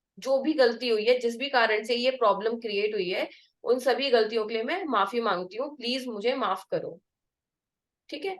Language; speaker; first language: Hindi; native; Hindi